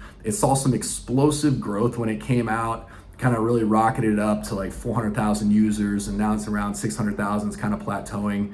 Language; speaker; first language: English; native; English